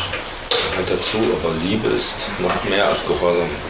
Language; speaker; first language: German; non-native, learner; Russian